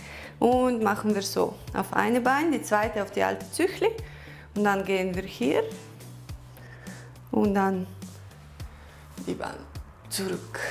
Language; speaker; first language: German; non-native, learner; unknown